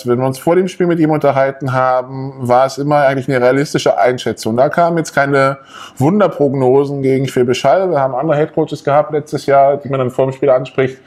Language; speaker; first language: German; native; German